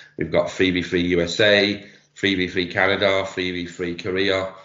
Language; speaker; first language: English; native; English